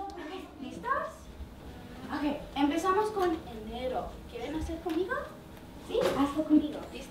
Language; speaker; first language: Spanish; early bilingual, heritage; Spanish